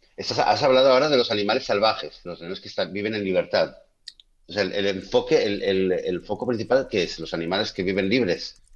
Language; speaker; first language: Spanish; native; Spanish